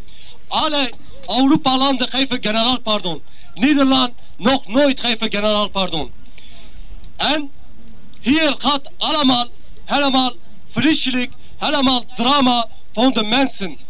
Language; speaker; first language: Dutch; non-native, learner; Kurdish